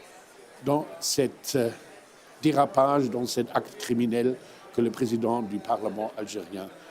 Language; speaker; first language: French; non-native, fluent; German